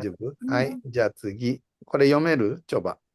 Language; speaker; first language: Japanese; non-native, fluent; Indonesian